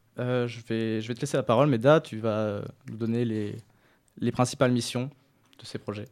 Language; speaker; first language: French; native; French